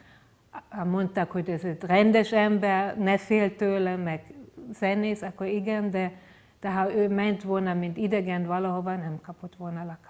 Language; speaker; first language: Hungarian; non-native, fluent; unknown